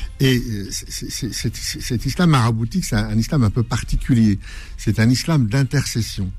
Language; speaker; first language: French; early bilingual, other home language; Kabyle